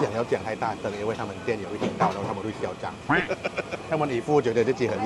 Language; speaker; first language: Chinese; non-native, fluent; Thai